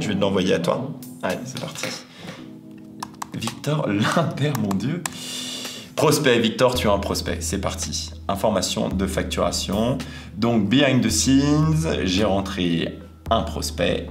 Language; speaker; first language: French; native; French